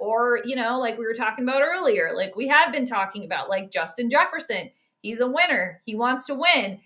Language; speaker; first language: English; native; English